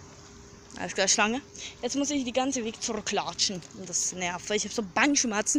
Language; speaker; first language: German; early bilingual, other home language; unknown